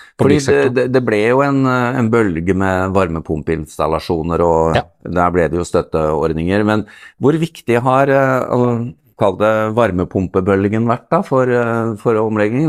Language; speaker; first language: Norwegian; native; Norwegian